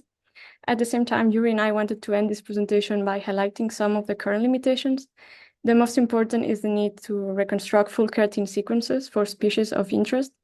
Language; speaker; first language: English; non-native, fluent; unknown